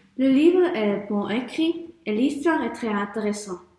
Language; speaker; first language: French; non-native, learner; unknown